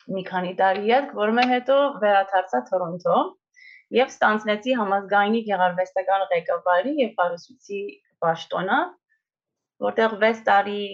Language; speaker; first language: Armenian; early bilingual, heritage; Armenian